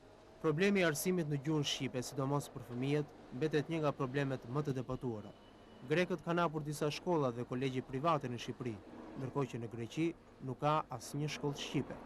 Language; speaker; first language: Albanian; native; Albanian